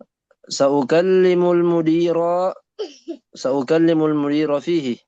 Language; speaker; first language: Arabic; non-native, learner; Indonesian